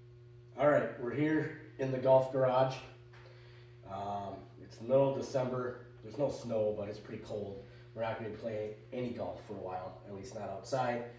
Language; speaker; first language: English; native; English